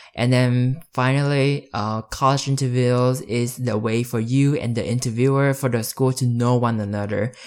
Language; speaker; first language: English; early bilingual, other home language; Vietnamese